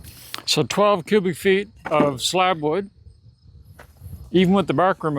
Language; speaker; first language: English; native; English